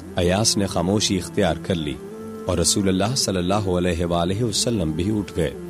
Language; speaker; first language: Urdu; non-native, local second language; Punjabi